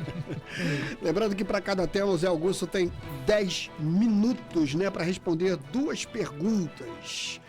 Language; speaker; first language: Portuguese; native; Portuguese